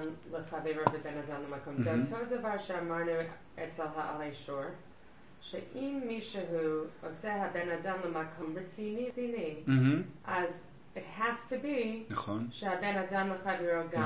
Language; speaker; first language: Hebrew; non-native, learner; English